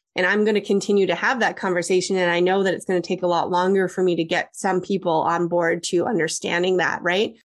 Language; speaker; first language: English; native; English